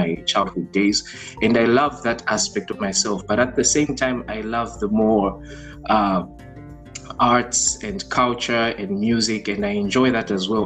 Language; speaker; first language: English; non-native, local second language; Bemba